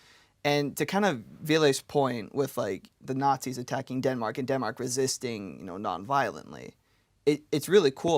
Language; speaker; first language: English; non-native, fluent; Finnish